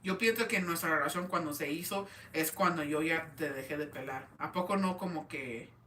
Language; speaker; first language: Spanish; early bilingual, heritage; Spanish